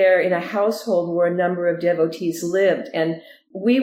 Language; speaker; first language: English; native; English